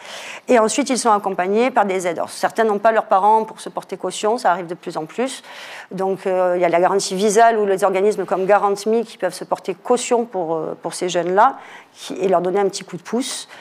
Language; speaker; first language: French; native; French